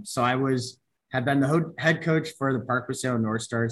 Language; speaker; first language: English; native; English